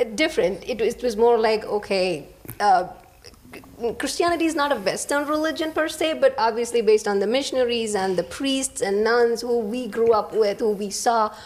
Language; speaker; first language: English; non-native, local second language; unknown